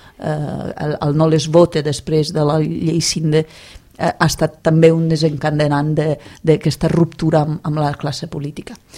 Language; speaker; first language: Catalan; non-native, fluent; Italian